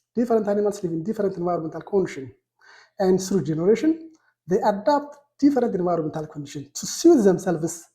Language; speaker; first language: English; non-native, local second language; Amharic